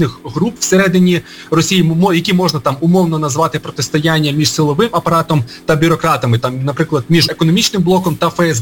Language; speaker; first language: Ukrainian; native; Ukrainian